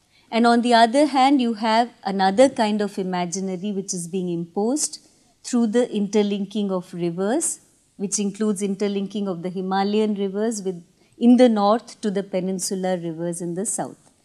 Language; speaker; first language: English; non-native, local second language; Tamil